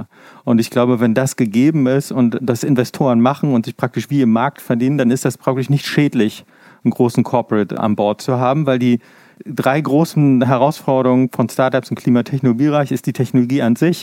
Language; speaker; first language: German; native; German